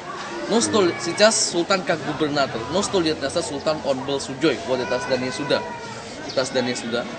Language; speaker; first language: Russian; non-native, learner; Indonesian